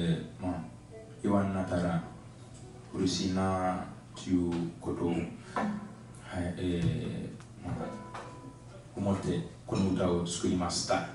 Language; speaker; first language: Japanese; non-native, fluent; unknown